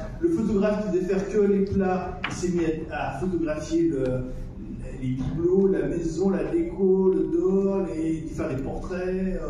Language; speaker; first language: French; native; French